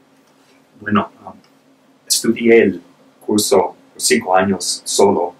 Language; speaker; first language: Spanish; non-native, fluent; English